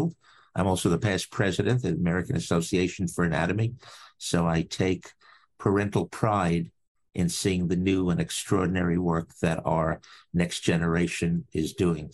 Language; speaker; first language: English; native; English